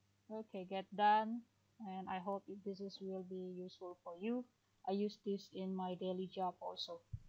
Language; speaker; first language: English; non-native, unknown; Indonesian